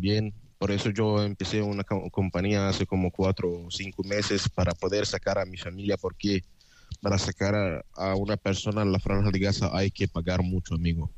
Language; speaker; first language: Spanish; non-native, fluent; Arabic